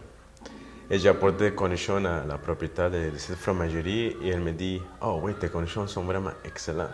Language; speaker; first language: French; non-native, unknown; Spanish